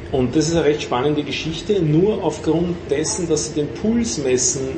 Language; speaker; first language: German; native; German